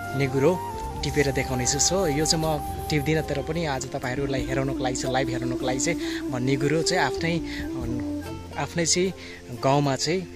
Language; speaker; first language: Nepali; non-native, local second language; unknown